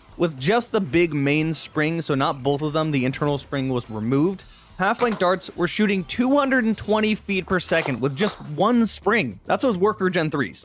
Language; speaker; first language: English; native; English